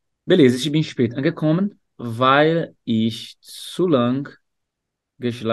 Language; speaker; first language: German; non-native, fluent; Portuguese